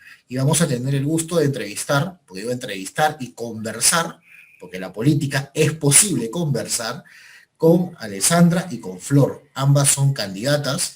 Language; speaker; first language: Spanish; native; Spanish